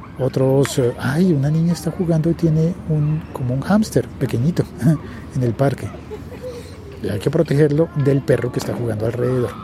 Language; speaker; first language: Spanish; native; Spanish